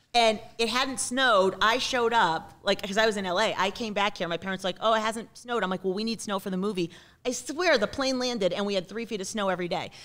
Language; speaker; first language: English; native; English